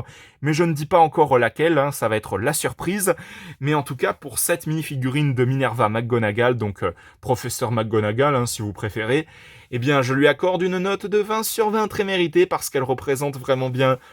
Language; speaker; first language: French; native; French